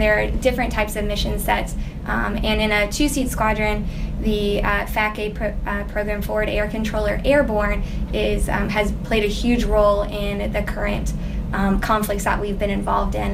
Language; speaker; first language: English; native; English